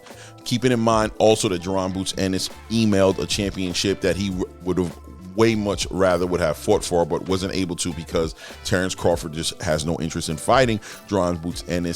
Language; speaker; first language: English; native; English